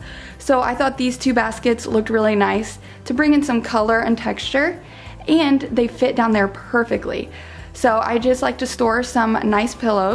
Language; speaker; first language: English; native; English